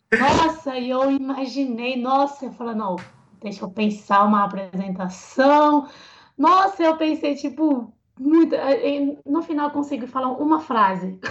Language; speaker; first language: Portuguese; non-native, fluent; Chinese